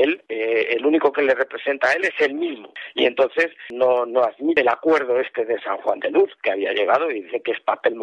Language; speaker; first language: Spanish; native; Spanish